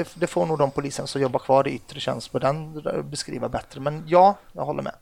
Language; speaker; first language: Swedish; early bilingual, other home language; Arabic